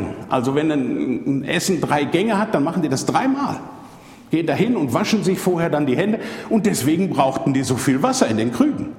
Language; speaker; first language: German; native; German